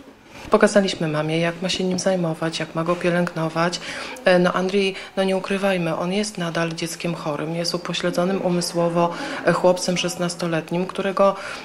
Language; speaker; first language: Polish; native; Polish